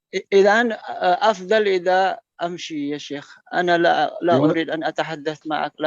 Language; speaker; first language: Arabic; non-native, learner; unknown